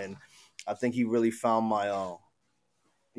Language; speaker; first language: English; native; English